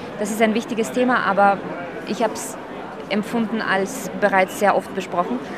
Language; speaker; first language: German; early bilingual, other home language; Slovak